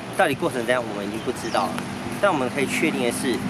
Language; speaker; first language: Chinese; native; Chinese